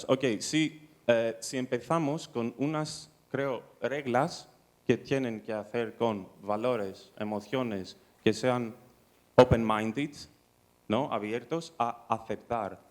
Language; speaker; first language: Spanish; non-native, fluent; Greek